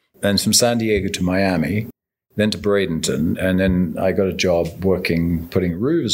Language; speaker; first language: English; native; English